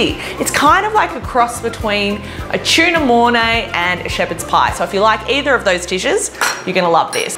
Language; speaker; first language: English; native; English